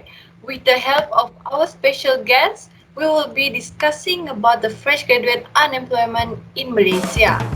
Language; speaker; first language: English; non-native, local second language; Malay